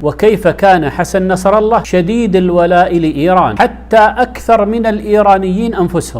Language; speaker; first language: Arabic; native; Arabic